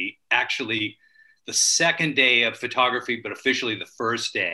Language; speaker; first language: English; native; English